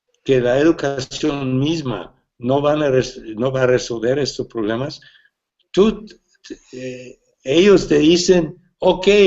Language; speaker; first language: Spanish; non-native, fluent; English